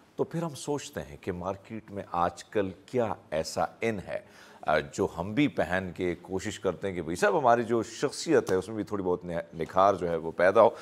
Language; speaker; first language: Urdu; non-native, local second language; Punjabi